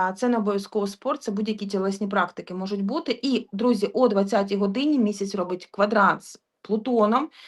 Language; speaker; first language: Ukrainian; non-native, local second language; Russian